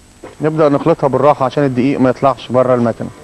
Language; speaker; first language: Arabic; native; Arabic